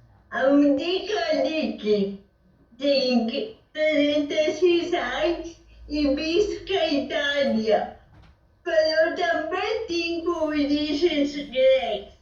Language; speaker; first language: Catalan; non-native, fluent; Italian